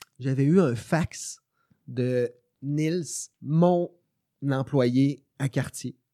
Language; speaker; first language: French; native; French